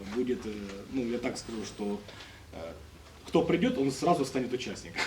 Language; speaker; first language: Russian; native; Russian